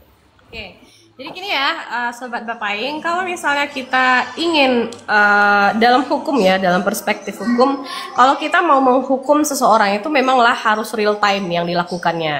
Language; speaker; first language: Indonesian; native; Indonesian